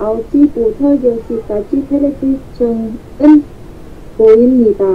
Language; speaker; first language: Korean; non-native, learner; Vietnamese